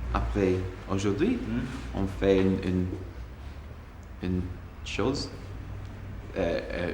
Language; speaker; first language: French; non-native, learner; English